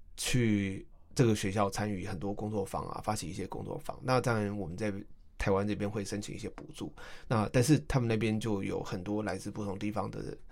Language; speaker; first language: Chinese; native; Chinese